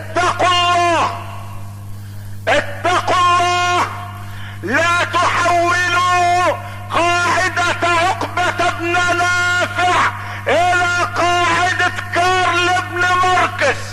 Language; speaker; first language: Arabic; native; Arabic